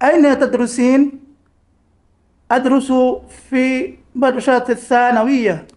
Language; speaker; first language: Arabic; non-native, learner; Indonesian